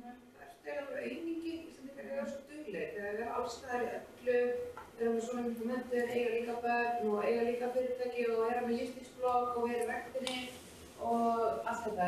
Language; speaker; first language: Icelandic; non-native, learner; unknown